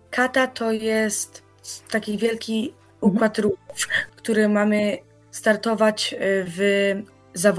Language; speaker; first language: Polish; early bilingual, heritage; Polish